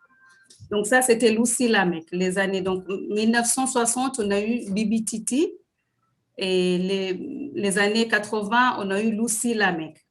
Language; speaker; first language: French; non-native, fluent; Swahili